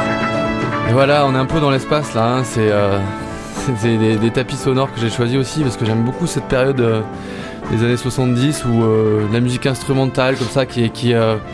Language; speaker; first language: French; native; French